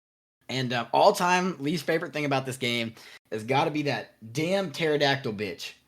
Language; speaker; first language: English; native; English